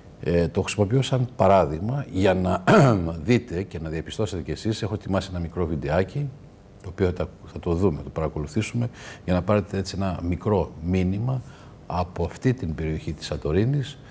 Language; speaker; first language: Greek; native; Greek